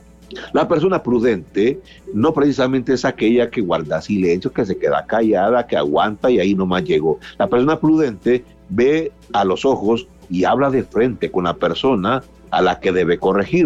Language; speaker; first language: Spanish; native; Spanish